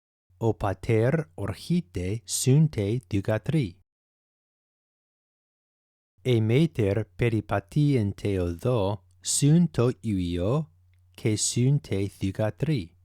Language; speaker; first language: Greek; non-native, fluent; English